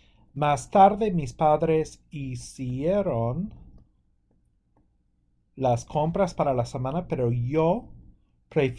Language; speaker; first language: Spanish; non-native, fluent; English